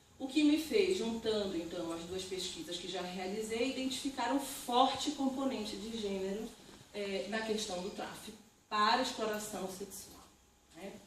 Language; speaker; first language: Portuguese; native; Portuguese